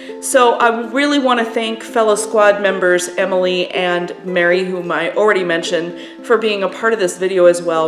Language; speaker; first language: English; native; English